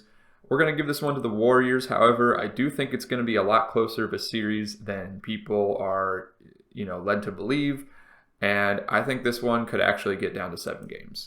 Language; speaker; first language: English; native; English